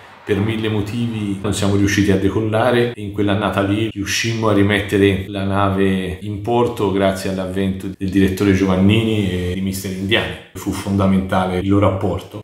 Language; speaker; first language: Italian; native; Italian